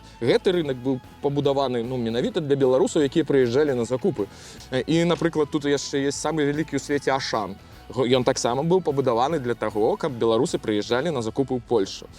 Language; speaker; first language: Belarusian; non-native, local second language; Russian